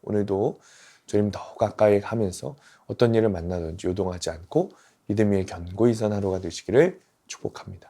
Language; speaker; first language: Korean; native; Korean